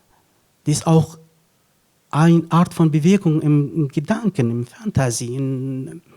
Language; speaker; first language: German; non-native, fluent; Kurdish